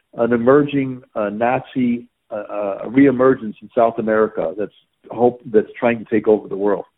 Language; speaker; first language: English; native; English